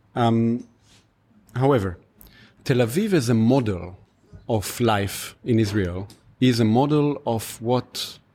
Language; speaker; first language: English; non-native, fluent; Hebrew